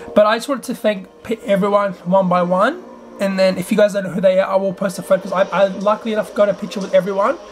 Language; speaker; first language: English; native; English